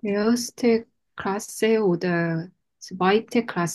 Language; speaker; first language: German; non-native, learner; Korean